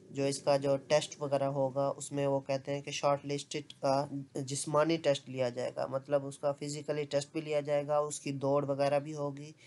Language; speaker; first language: Urdu; non-native, local second language; Punjabi